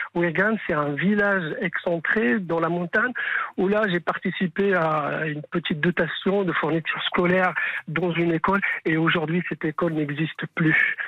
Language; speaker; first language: French; non-native, local second language; Arabic